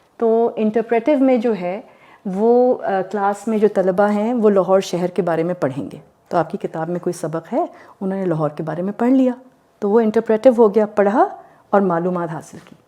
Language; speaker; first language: Urdu; native; Urdu